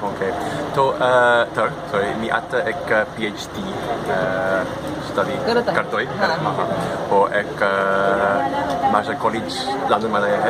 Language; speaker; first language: Marathi; non-native, learner; English